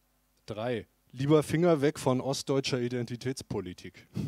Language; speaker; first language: German; native; German